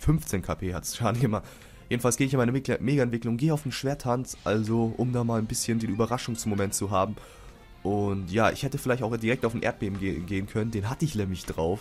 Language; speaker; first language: German; native; German